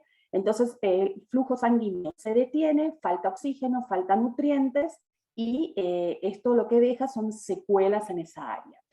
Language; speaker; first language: Spanish; native; Spanish